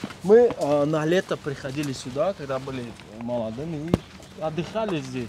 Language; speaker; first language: Russian; non-native, local second language; Tajik